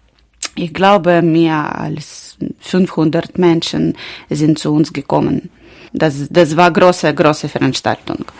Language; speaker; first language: German; non-native, learner; Ukrainian